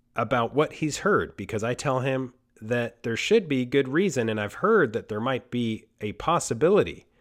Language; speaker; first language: English; early bilingual, other home language; Spanish